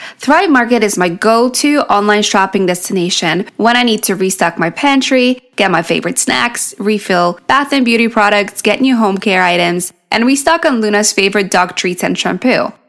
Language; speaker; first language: English; non-native, fluent; Polish